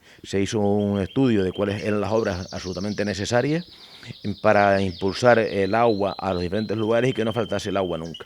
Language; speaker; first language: Spanish; native; Spanish